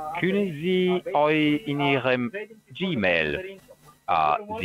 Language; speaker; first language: German; non-native, learner; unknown